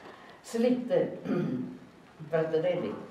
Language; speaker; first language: Swedish; non-native, fluent; Italian